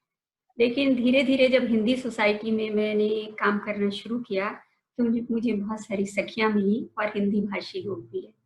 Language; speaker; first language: Hindi; native; Hindi